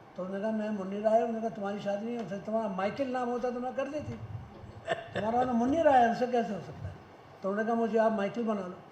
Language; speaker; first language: Hindi; native; Hindi